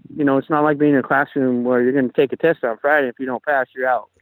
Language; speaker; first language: English; native; English